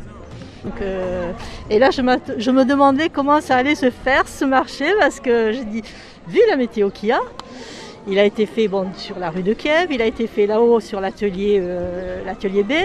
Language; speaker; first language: French; early bilingual, other home language; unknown